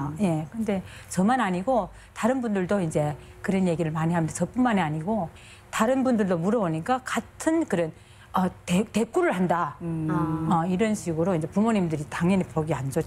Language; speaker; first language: Korean; non-native, fluent; Chinese